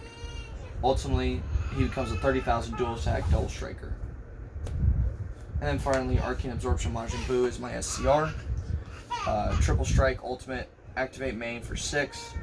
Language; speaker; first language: English; native; English